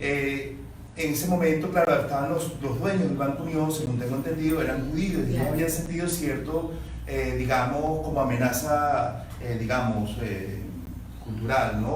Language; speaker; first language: Spanish; native; Spanish